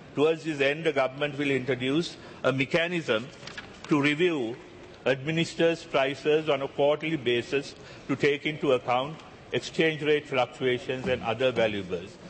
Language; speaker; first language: English; non-native, local second language; Sinhala